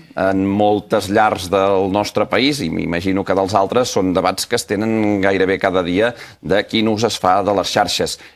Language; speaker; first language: Catalan; native; Catalan